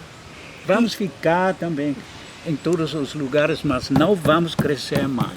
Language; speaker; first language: Portuguese; non-native, fluent; German